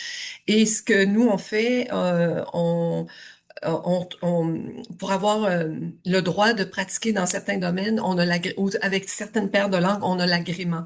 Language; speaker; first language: French; native; French